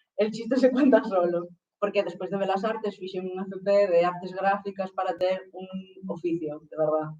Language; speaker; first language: Galician; non-native, local second language; Spanish